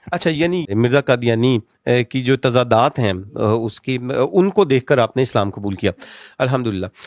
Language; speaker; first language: Urdu; native; Urdu